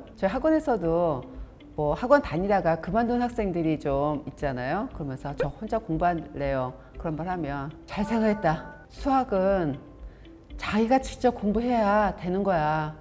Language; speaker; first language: Korean; native; Korean